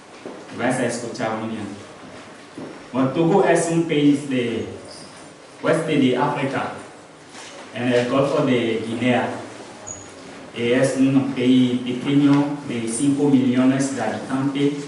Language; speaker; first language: Spanish; non-native, learner; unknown